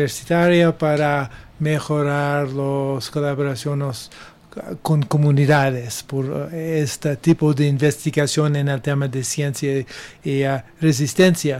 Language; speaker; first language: Spanish; non-native, learner; English